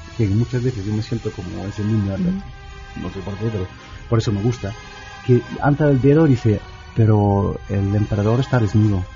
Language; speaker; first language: Spanish; non-native, fluent; English